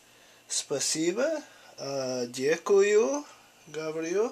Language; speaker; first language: Russian; non-native, learner; English